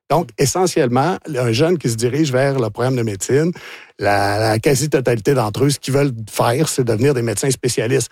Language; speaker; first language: French; native; French